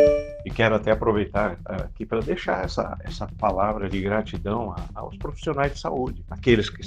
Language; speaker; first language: Portuguese; native; Portuguese